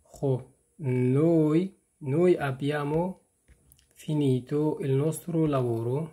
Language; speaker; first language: Italian; non-native, fluent; Persian